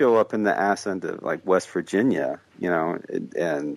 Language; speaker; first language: English; native; English